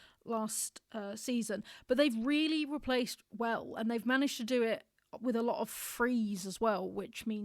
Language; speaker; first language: English; native; English